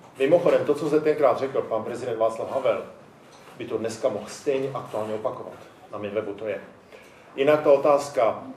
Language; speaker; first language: Czech; native; Czech